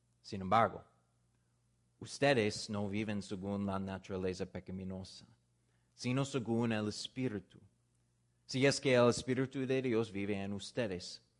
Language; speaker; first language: Spanish; non-native, fluent; English